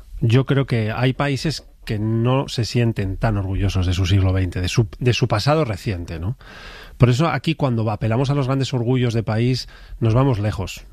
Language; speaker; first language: Spanish; native; Spanish